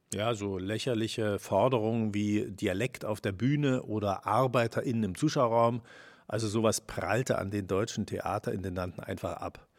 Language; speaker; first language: German; native; German